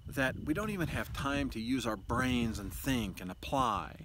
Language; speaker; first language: English; native; English